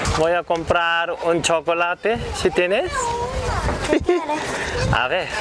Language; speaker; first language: Spanish; non-native, learner; Korean